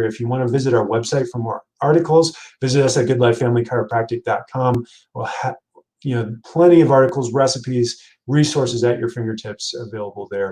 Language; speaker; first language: English; native; English